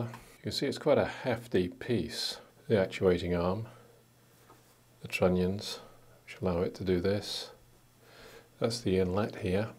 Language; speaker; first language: English; native; English